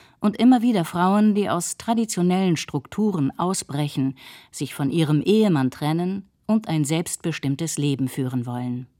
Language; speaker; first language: German; native; German